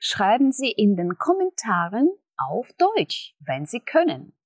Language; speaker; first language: German; non-native, fluent; Russian